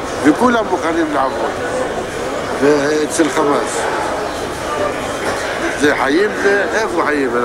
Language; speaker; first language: Hebrew; non-native, learner; Arabic